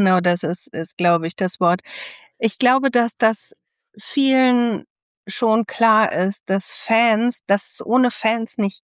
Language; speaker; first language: German; native; German